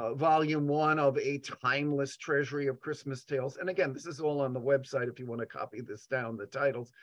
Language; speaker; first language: English; native; English